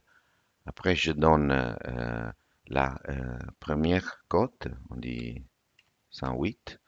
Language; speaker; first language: French; non-native, fluent; Italian